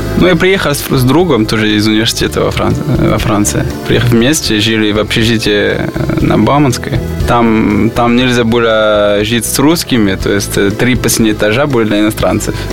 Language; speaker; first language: Russian; non-native, fluent; French